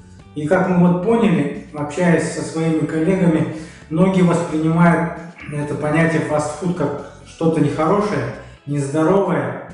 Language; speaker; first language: Russian; native; Russian